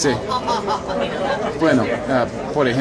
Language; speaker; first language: Spanish; non-native, learner; English